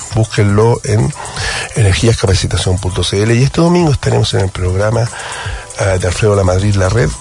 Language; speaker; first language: Spanish; native; Spanish